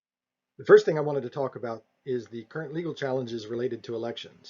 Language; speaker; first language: English; native; English